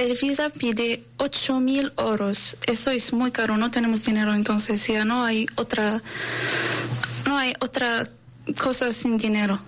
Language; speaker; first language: Spanish; non-native, learner; Arabic